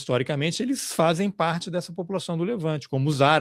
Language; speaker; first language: Portuguese; native; Portuguese